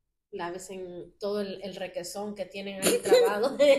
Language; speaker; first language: Spanish; early bilingual, other home language; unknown